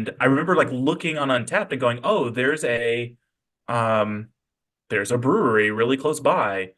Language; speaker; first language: English; native; English